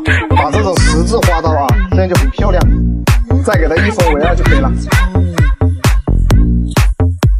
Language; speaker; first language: Chinese; native; Chinese